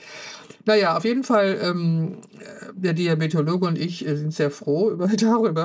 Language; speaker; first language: German; native; German